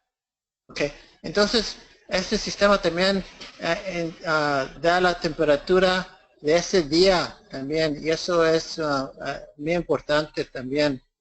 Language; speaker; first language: Spanish; early bilingual, heritage; English